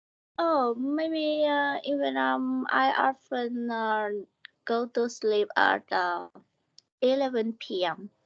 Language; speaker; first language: English; non-native, learner; Vietnamese